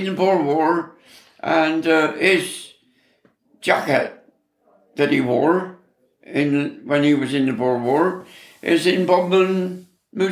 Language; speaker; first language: English; native; English